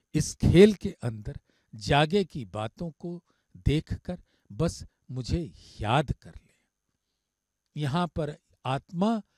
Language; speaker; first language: Hindi; native; Hindi